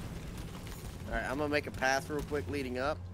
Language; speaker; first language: English; native; English